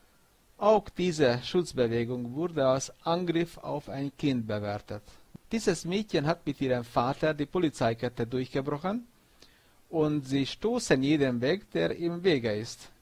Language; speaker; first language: German; non-native, fluent; Hungarian